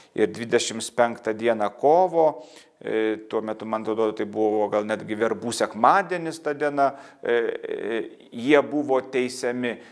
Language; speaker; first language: Lithuanian; native; Lithuanian